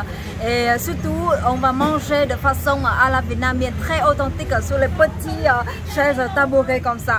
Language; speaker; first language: French; non-native, learner; Vietnamese